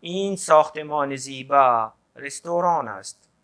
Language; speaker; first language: Persian; non-native, fluent; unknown